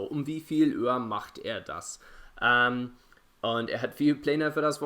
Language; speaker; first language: German; non-native, fluent; English